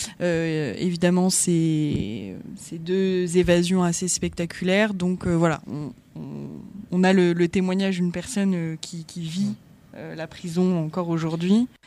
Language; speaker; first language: French; native; French